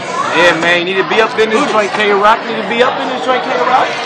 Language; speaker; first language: English; native; English